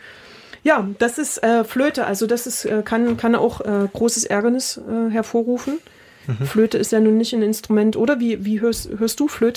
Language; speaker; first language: German; native; German